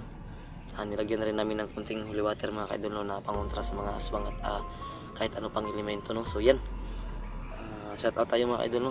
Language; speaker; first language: Filipino; non-native, local second language; Cebuano